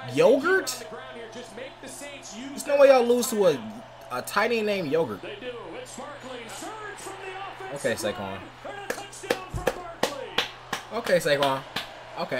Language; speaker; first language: English; native; English